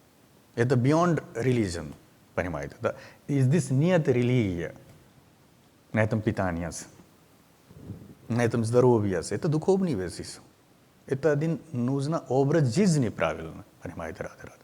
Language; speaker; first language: Russian; non-native, learner; Hindi